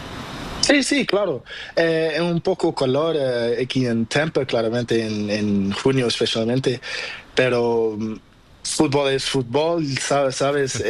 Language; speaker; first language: Spanish; non-native, learner; Portuguese